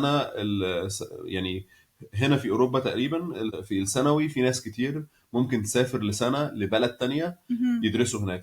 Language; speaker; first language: Arabic; native; Arabic